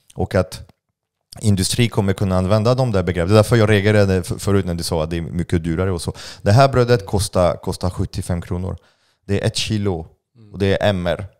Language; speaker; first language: Swedish; non-native, fluent; French